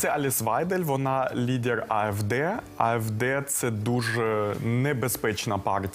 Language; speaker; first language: Ukrainian; non-native, local second language; Russian